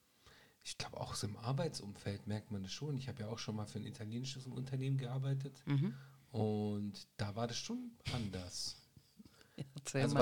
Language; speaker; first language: German; native; German